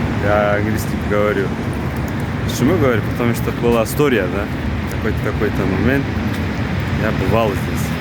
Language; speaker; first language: Russian; non-native, local second language; Kyrgyz